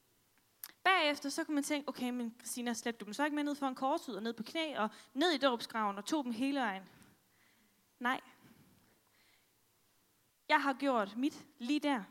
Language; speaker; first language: Danish; native; Danish